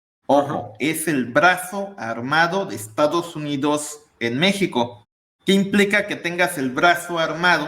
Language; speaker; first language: Spanish; native; Spanish